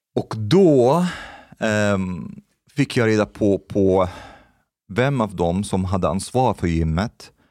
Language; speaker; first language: Swedish; non-native, fluent; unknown